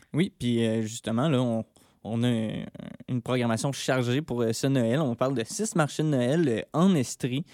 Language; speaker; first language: French; native; French